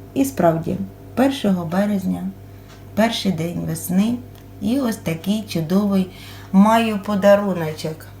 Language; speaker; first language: Ukrainian; native; Ukrainian